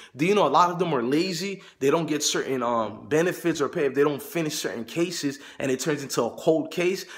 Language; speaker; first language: English; native; English